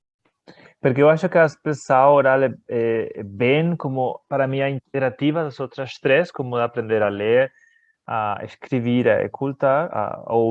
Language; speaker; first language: Portuguese; non-native, fluent; Spanish